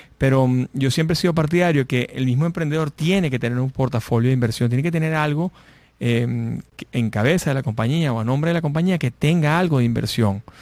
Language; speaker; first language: Spanish; native; Spanish